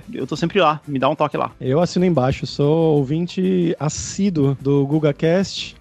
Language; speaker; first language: Portuguese; native; Portuguese